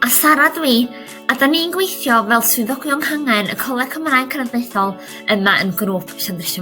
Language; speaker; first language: Welsh; native; Welsh